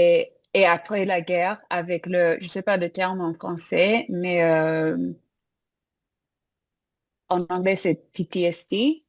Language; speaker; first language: French; non-native, fluent; English